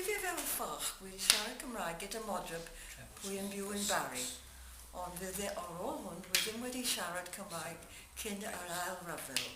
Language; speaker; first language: Welsh; non-native, learner; English